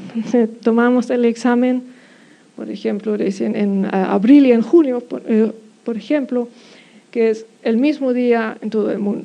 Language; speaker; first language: Spanish; non-native, fluent; German